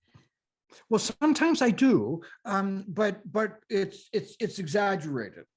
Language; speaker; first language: English; native; English